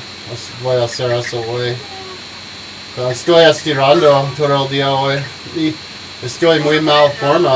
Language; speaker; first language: Spanish; non-native, learner; English